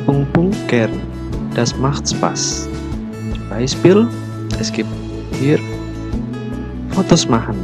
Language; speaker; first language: German; non-native, learner; Indonesian